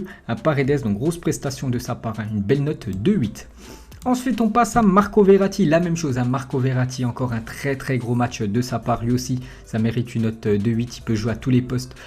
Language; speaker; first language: French; native; French